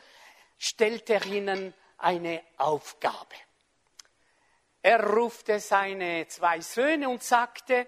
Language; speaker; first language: German; non-native, fluent; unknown